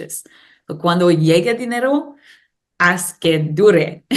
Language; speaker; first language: Spanish; non-native, learner; English